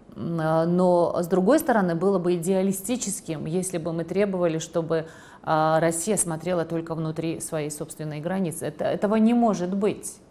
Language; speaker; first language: Russian; non-native, local second language; Georgian